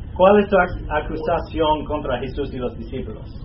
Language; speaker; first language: Spanish; non-native, fluent; English